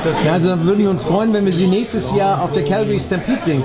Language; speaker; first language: German; native; German